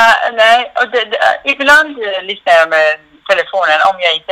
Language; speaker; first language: Swedish; non-native, fluent; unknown